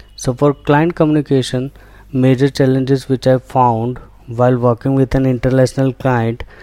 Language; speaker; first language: English; non-native, local second language; Gujarati